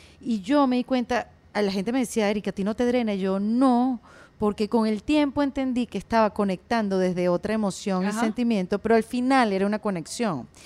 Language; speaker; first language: Spanish; native; Spanish